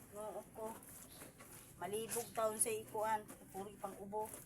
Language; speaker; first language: Filipino; non-native, local second language; Cebuano